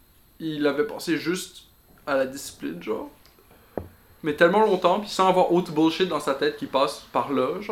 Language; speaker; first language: French; native; French